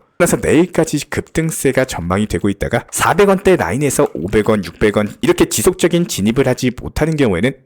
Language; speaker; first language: Korean; native; Korean